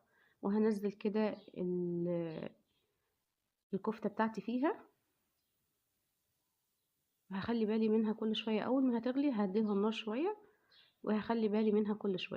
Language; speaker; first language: Arabic; native; Arabic